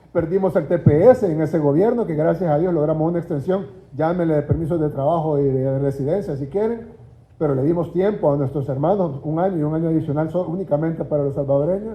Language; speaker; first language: Spanish; native; Spanish